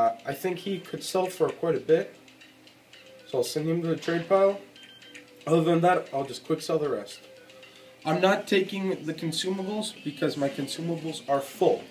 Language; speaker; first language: English; native; English